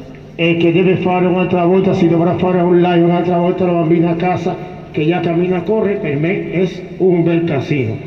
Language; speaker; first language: Italian; non-native, fluent; Spanish